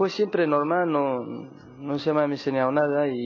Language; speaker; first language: Spanish; non-native, learner; Arabic